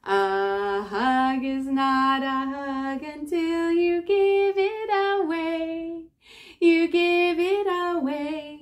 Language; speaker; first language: English; native; English